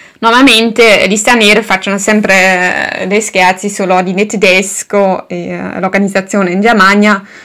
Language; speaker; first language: Italian; non-native, fluent; German